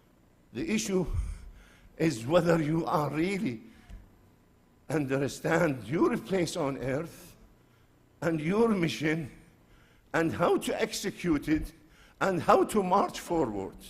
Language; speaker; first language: English; non-native, fluent; Arabic